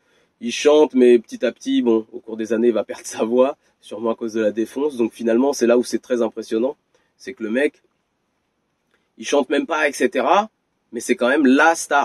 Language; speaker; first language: French; native; French